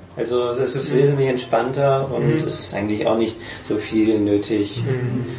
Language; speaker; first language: German; native; German